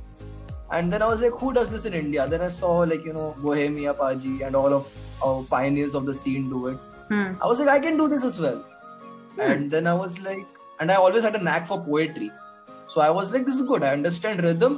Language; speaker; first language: English; non-native, local second language; Hindi